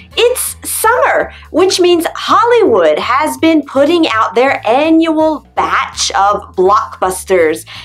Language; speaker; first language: English; native; English